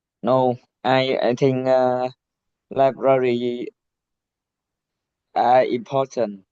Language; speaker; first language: English; non-native, learner; Vietnamese